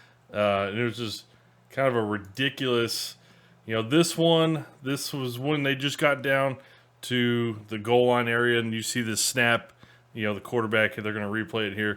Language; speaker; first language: English; native; English